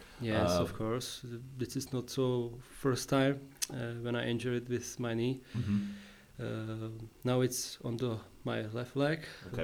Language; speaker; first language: English; non-native, learner; Czech